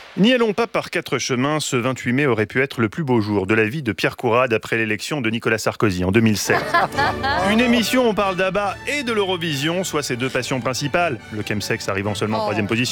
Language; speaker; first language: French; native; French